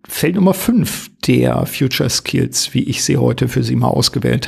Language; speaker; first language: German; native; German